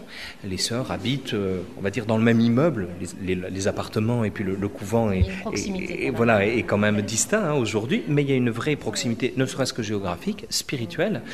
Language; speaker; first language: French; native; French